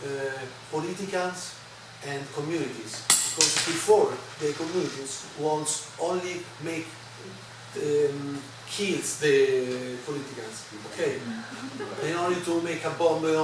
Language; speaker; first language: English; non-native, learner; Italian